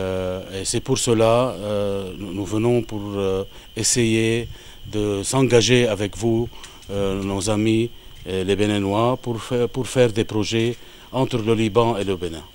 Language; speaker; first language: French; non-native, local second language; Arabic